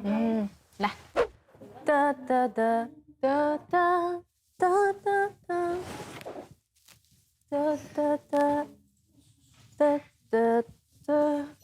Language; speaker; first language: Chinese; native; Chinese